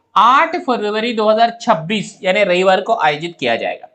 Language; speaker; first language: Hindi; non-native, local second language; Marathi